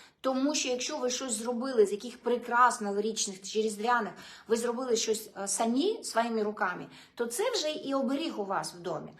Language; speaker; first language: Ukrainian; non-native, local second language; Russian